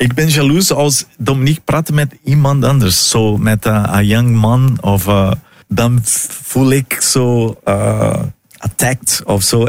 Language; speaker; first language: Dutch; non-native, learner; Portuguese